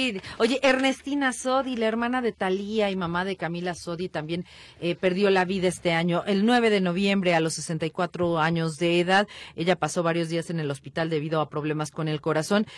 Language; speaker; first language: Spanish; native; Spanish